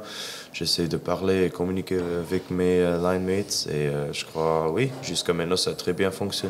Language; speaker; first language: French; non-native, fluent; English